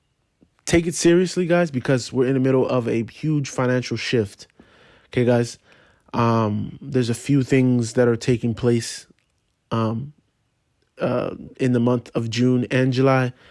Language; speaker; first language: English; native; English